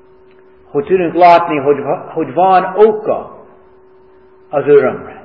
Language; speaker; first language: Hungarian; non-native, fluent; English